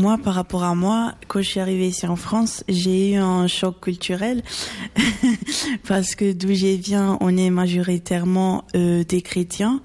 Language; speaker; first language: French; non-native, fluent; Portuguese